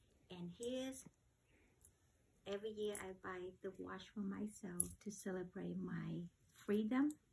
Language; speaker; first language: English; non-native, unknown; Vietnamese